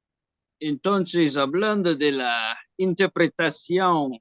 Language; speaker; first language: Spanish; non-native, learner; English